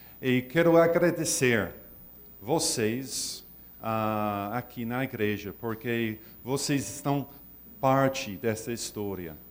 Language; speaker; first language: Portuguese; non-native, learner; English